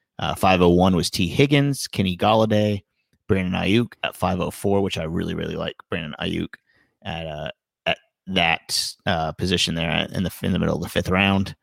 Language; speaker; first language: English; native; English